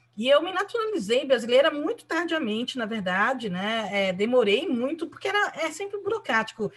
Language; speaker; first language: Portuguese; early bilingual, other home language; Spanish